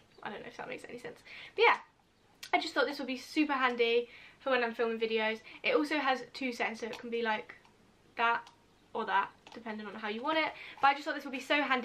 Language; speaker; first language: English; native; English